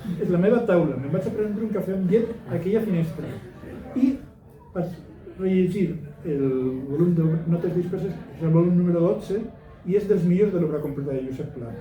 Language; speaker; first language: Catalan; non-native, local second language; Spanish